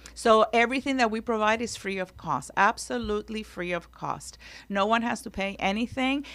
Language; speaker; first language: English; non-native, local second language; Spanish